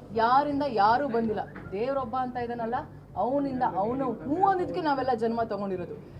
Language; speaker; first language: Kannada; native; Kannada